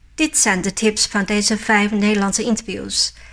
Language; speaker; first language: Dutch; non-native, fluent; Chinese